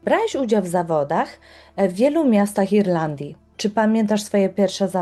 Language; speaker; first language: Polish; native; Polish